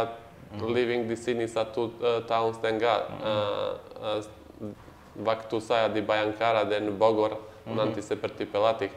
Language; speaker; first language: Indonesian; non-native, learner; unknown